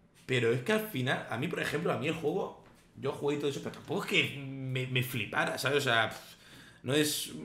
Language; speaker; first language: Spanish; native; Spanish